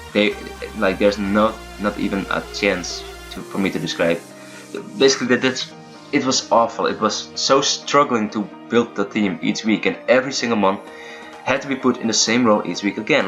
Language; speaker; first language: English; non-native, fluent; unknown